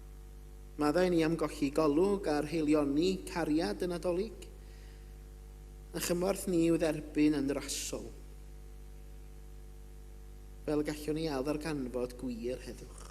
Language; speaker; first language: Welsh; native; Welsh